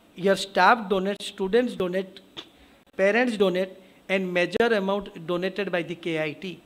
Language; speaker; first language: English; non-native, local second language; Odia